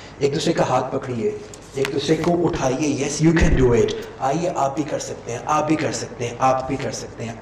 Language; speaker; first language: Urdu; non-native, local second language; Punjabi